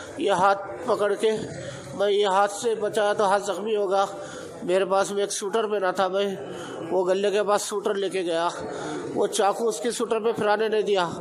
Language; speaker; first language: Urdu; native; Urdu